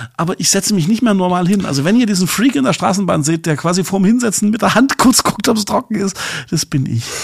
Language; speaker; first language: German; native; German